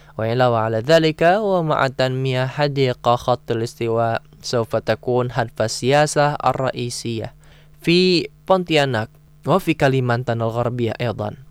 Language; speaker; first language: Arabic; non-native, fluent; Indonesian